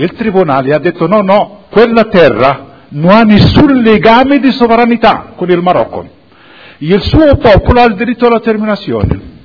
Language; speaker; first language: Italian; non-native, fluent; Arabic